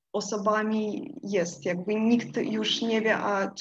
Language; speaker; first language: Polish; non-native, fluent; Russian